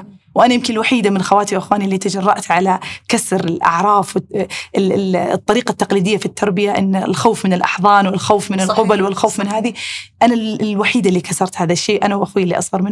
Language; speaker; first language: Arabic; native; Arabic